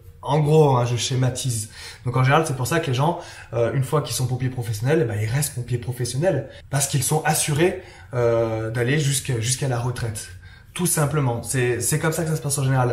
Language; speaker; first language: French; native; French